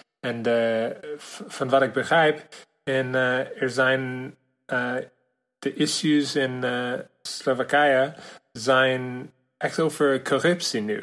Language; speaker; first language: Dutch; non-native, learner; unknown